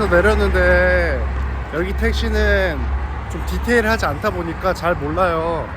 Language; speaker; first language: Korean; native; Korean